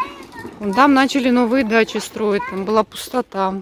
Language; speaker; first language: Russian; native; Russian